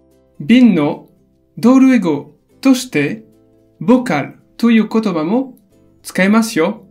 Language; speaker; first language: Japanese; non-native, fluent; French